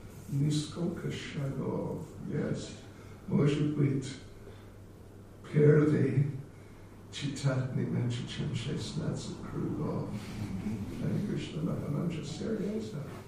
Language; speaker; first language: Russian; non-native, learner; English